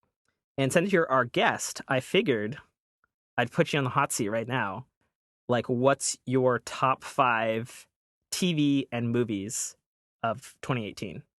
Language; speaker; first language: English; native; English